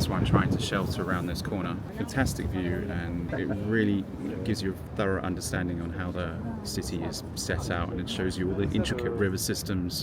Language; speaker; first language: English; native; English